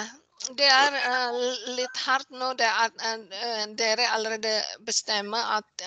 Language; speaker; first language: Norwegian; non-native, learner; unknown